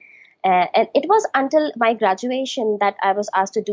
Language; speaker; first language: English; non-native, local second language; Hindi